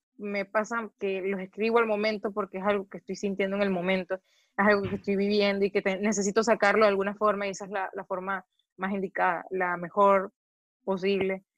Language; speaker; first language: Spanish; native; Spanish